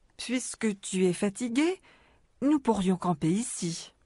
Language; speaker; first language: French; native; French